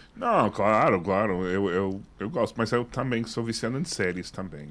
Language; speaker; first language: Portuguese; non-native, fluent; English